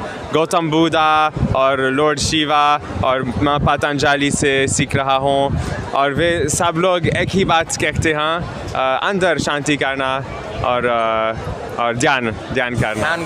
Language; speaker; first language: Hindi; non-native, learner; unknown